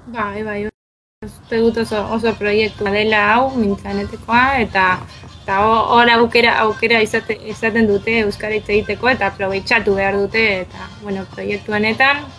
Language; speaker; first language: Basque; non-native, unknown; Spanish